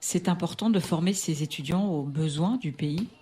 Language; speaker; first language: French; native; French